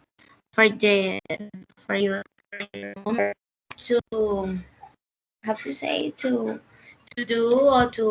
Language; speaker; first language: English; non-native, learner; Spanish